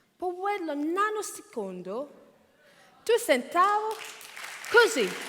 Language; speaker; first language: Italian; non-native, fluent; English